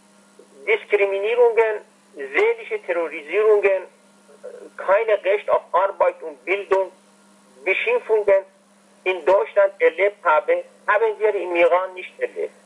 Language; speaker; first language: German; non-native, fluent; Persian